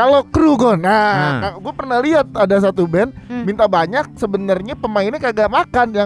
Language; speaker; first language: Indonesian; native; Indonesian